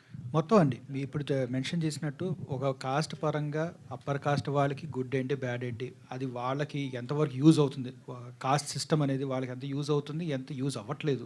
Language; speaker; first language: Telugu; native; Telugu